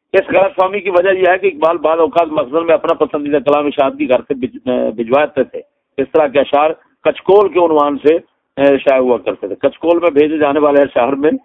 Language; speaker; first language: Urdu; non-native, local second language; Punjabi